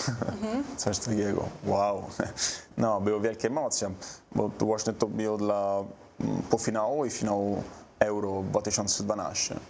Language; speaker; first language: Polish; non-native, learner; Italian